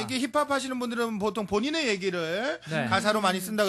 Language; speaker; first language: Korean; native; Korean